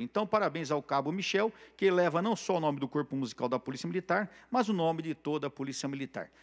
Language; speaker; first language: Portuguese; native; Portuguese